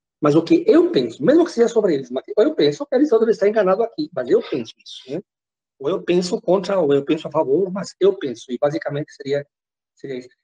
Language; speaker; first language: Portuguese; non-native, fluent; Spanish